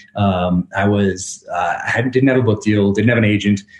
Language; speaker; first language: English; native; English